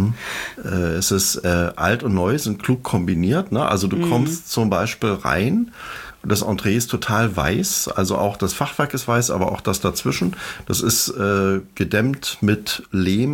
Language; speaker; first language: German; native; German